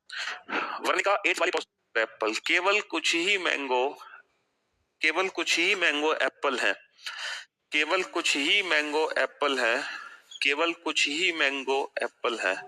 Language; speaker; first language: Hindi; native; Hindi